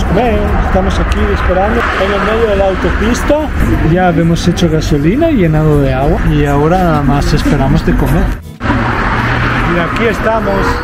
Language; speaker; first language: Spanish; non-native, fluent; Italian